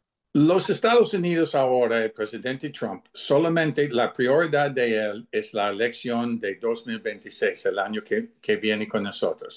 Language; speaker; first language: Spanish; non-native, fluent; English